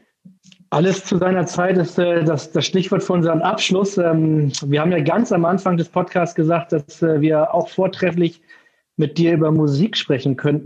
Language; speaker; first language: German; native; German